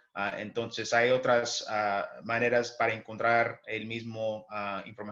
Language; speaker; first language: Spanish; early bilingual, heritage; English